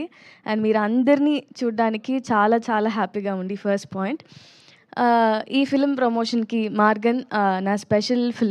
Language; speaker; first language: Telugu; non-native, learner; Tamil